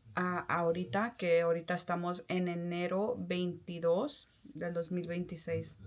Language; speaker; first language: Spanish; early bilingual, heritage; Spanish